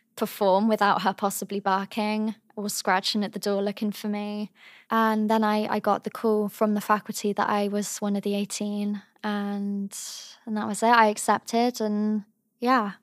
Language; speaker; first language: English; native; English